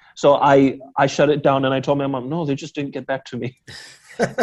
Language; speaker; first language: English; native; English